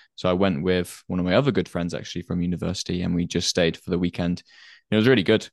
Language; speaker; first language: English; native; English